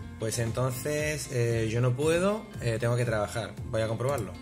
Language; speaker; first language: Spanish; native; Spanish